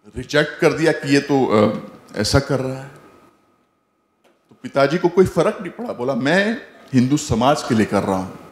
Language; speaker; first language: Hindi; native; Hindi